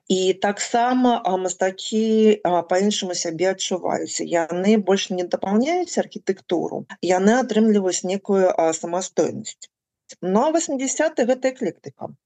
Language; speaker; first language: Belarusian; native; Belarusian